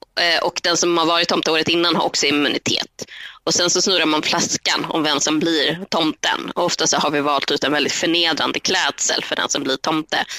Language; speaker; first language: Swedish; early bilingual, other home language; Spanish